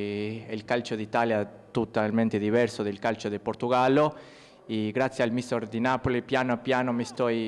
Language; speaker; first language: Italian; non-native, learner; Portuguese